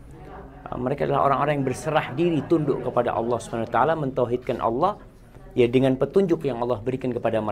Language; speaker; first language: Indonesian; native; Indonesian